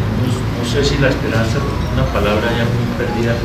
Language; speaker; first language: Spanish; native; Spanish